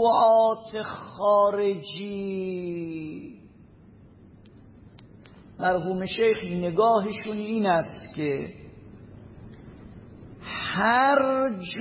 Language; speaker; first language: Persian; native; Persian